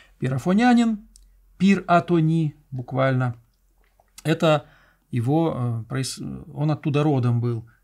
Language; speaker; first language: Russian; native; Russian